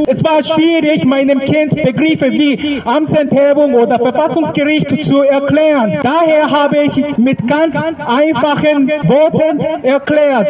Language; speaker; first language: German; non-native, fluent; Korean